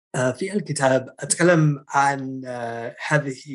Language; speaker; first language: Arabic; non-native, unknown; English